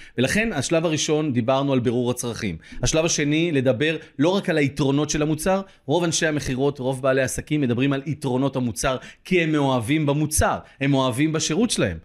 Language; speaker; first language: Hebrew; native; Hebrew